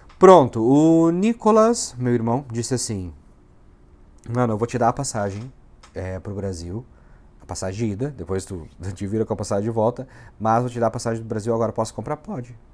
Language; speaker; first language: Portuguese; native; Portuguese